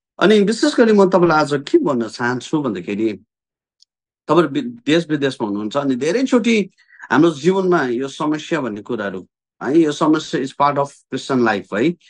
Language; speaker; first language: Nepali; native; Nepali